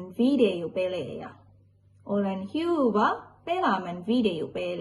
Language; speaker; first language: Finnish; non-native, learner; Burmese